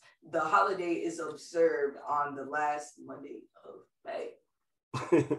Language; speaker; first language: English; native; English